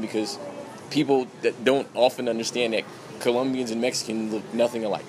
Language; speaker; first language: English; native; English